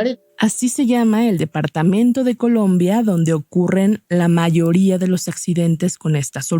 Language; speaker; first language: Spanish; native; Spanish